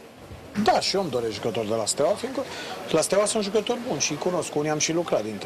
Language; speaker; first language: Romanian; native; Romanian